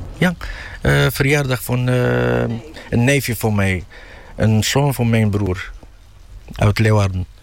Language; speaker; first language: Dutch; non-native, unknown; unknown